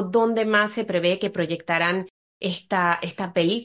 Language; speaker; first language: Spanish; native; Spanish